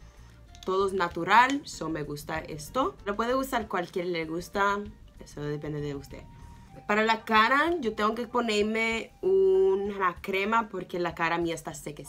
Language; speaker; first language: Spanish; early bilingual, heritage; English